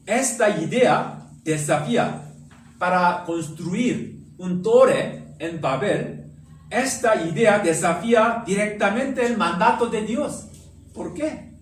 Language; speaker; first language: Spanish; non-native, learner; Korean